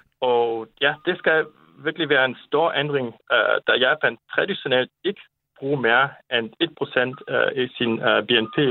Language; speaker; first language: Danish; non-native, fluent; Japanese